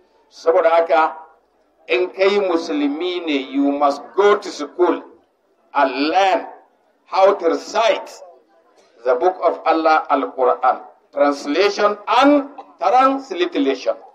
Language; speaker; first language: English; non-native, local second language; Hausa